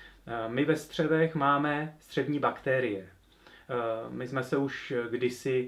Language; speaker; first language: Czech; native; Czech